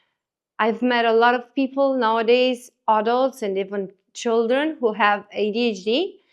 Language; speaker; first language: English; non-native, fluent; Romanian